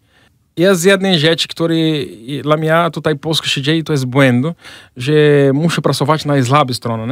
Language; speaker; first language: Polish; non-native, fluent; Portuguese